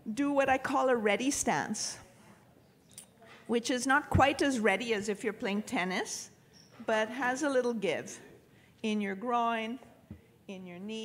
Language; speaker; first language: English; native; English